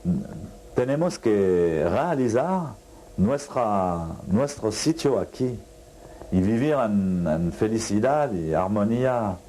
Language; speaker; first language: Spanish; non-native, fluent; French